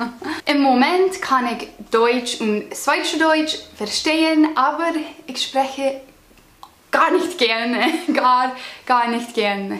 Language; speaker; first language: German; non-native, learner; English